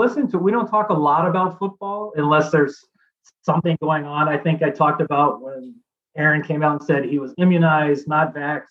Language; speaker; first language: English; native; English